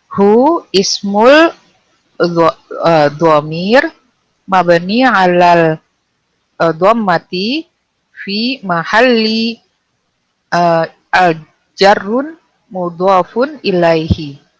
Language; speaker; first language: Arabic; non-native, learner; Indonesian